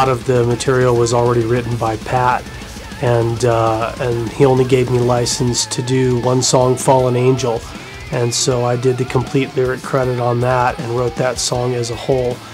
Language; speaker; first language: English; native; English